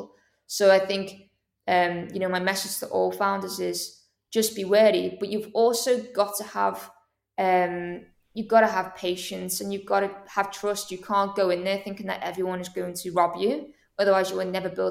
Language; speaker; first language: English; native; English